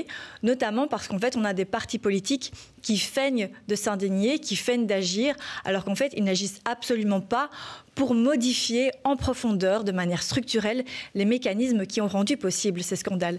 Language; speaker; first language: French; native; French